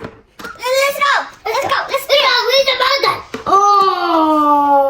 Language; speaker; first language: English; non-native, learner; Vietnamese